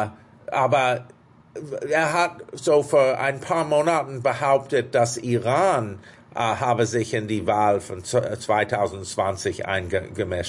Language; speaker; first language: German; non-native, fluent; English